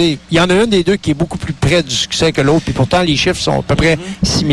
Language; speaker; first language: French; native; French